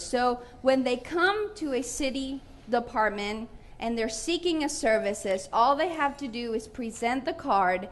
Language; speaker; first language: English; non-native, fluent; Spanish